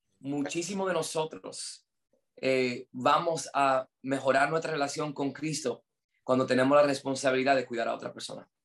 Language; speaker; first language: Spanish; non-native, fluent; English